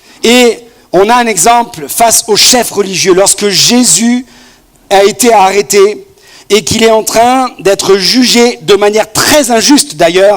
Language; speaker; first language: French; native; French